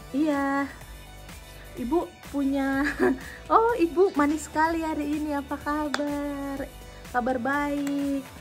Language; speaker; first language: Indonesian; native; Indonesian